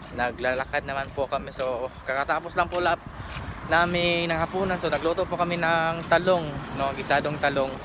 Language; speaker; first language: Filipino; non-native, local second language; Cebuano